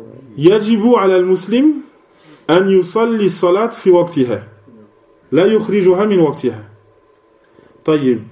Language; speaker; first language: Arabic; non-native, fluent; French